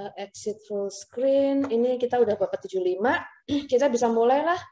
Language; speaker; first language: Indonesian; native; Indonesian